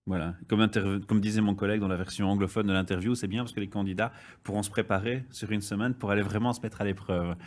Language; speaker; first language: French; native; French